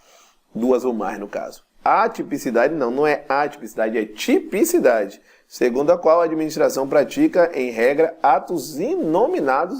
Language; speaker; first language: Portuguese; native; Portuguese